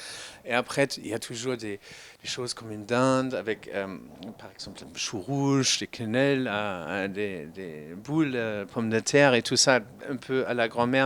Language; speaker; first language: French; non-native, fluent; German